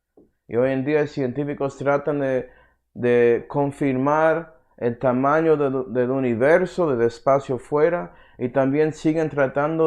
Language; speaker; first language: Spanish; early bilingual, heritage; Spanish